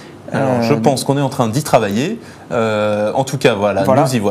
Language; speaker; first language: French; native; French